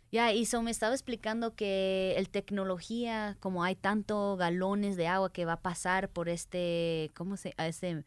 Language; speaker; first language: Spanish; early bilingual, heritage; English